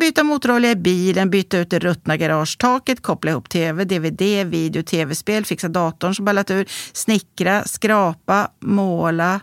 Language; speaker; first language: Swedish; native; Swedish